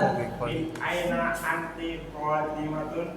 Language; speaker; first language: Arabic; non-native, learner; Indonesian